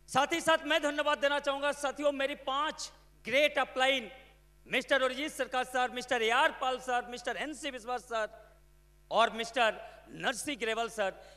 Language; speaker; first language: Hindi; non-native, local second language; Bangla